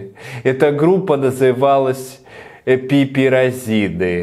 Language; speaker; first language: Russian; native; Russian